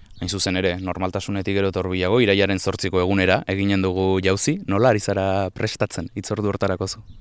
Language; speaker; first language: Basque; native; Basque